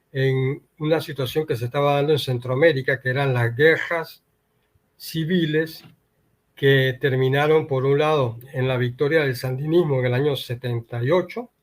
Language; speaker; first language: Spanish; native; Spanish